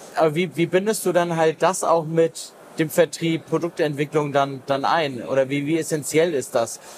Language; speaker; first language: German; native; German